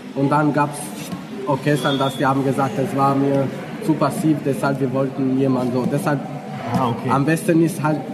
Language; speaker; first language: German; non-native, learner; Albanian